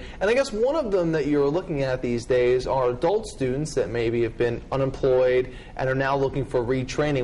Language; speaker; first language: English; native; English